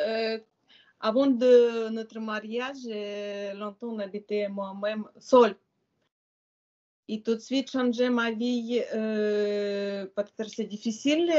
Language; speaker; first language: French; non-native, learner; Ukrainian